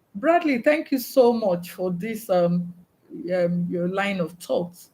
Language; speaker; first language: English; non-native, local second language; Yoruba